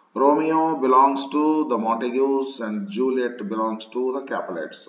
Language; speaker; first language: English; non-native, local second language; Kannada